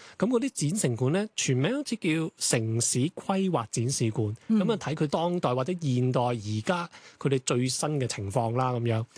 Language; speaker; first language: Cantonese; native; Cantonese